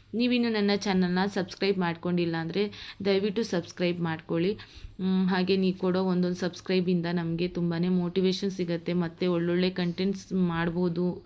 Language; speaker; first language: Kannada; non-native, local second language; Lambadi